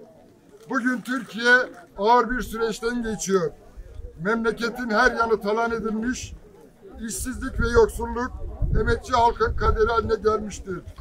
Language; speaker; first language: Turkish; native; Turkish